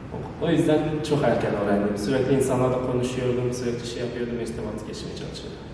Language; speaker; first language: Turkish; non-native, learner; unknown